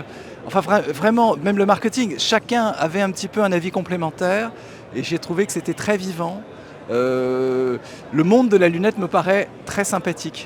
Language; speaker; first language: French; native; French